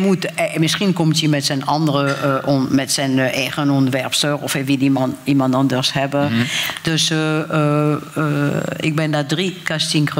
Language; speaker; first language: Dutch; non-native, fluent; French